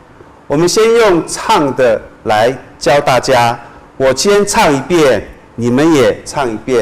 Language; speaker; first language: Chinese; non-native, local second language; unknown